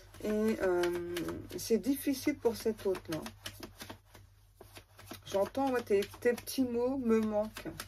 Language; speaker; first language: French; native; French